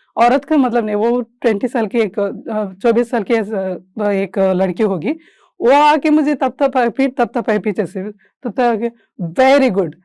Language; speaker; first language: Hindi; non-native, local second language; Kannada